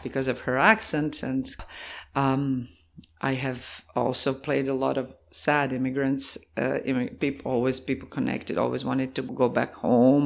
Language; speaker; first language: English; non-native, fluent; Croatian